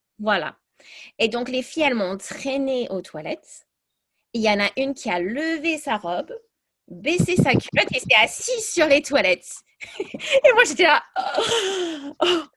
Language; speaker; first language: French; early bilingual, other home language; English